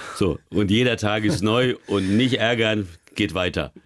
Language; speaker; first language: German; early bilingual, other home language; Hungarian